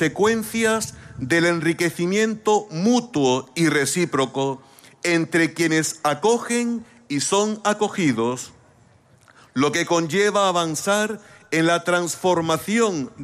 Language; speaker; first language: Spanish; native; Spanish